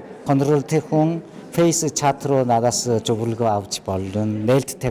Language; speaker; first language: Mongolian; non-native, fluent; Korean